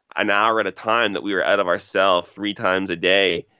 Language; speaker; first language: English; native; English